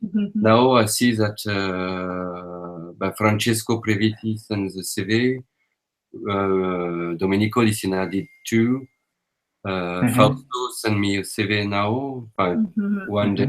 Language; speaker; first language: English; non-native, learner; French